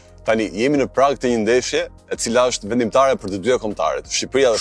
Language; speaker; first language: Albanian; native; Albanian